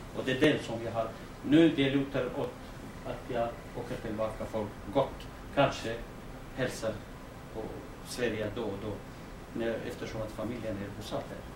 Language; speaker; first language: Swedish; non-native, fluent; Kurdish